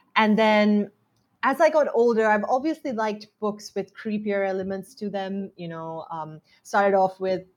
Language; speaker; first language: English; non-native, local second language; Sinhala